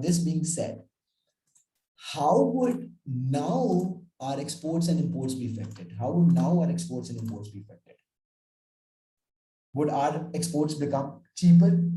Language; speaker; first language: English; non-native, local second language; Urdu